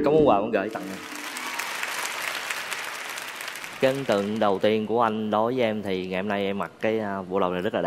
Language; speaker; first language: Vietnamese; native; Vietnamese